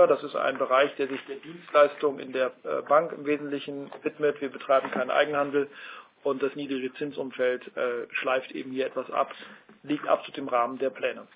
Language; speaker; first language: German; native; German